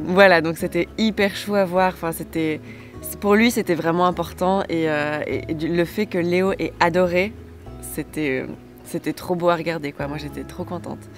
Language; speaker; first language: French; native; French